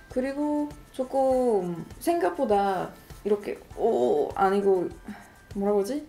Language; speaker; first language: Korean; non-native, fluent; Swedish